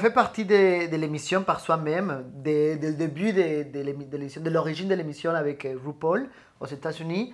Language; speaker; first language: French; native; French